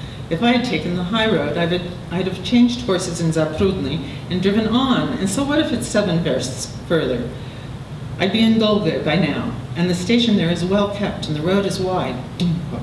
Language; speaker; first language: English; native; English